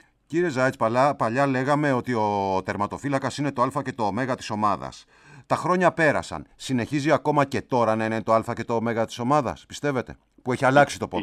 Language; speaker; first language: Greek; native; Greek